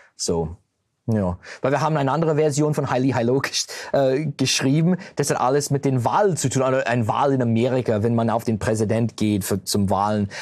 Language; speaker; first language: German; early bilingual, heritage; German